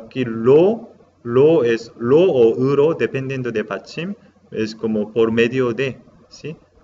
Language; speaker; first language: Spanish; non-native, learner; Korean